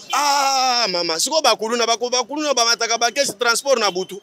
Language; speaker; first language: Lingala; native; Lingala